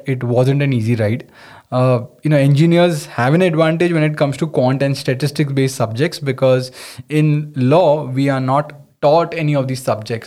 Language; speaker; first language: English; non-native, local second language; Hindi